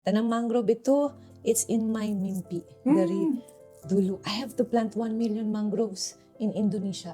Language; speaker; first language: Indonesian; non-native, fluent; Filipino